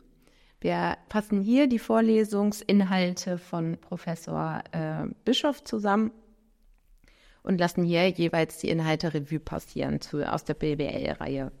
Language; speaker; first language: German; native; German